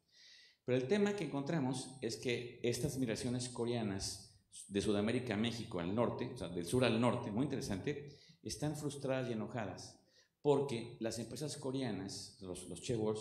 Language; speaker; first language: Spanish; native; Spanish